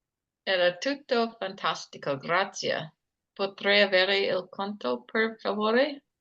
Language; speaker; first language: Italian; non-native, learner; English